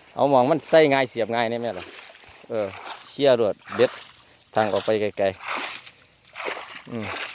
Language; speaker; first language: Thai; native; Thai